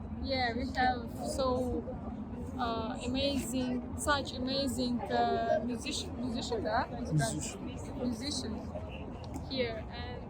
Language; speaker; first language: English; non-native, learner; Ukrainian